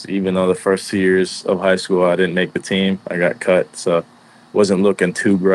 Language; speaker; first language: English; native; English